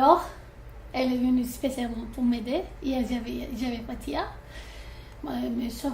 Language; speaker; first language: French; non-native, learner; Turkish